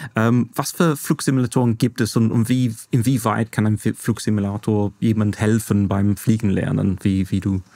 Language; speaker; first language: German; non-native, fluent; English